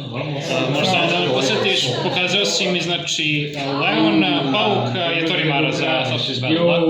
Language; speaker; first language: Bosnian; native; Bosnian